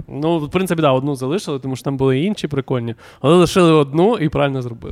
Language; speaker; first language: Ukrainian; native; Ukrainian